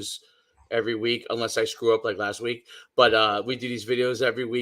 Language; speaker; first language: English; native; English